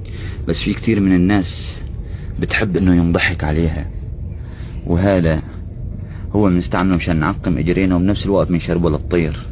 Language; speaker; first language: Arabic; native; Arabic